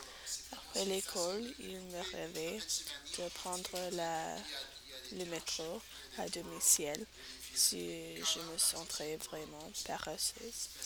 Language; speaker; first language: French; non-native, learner; English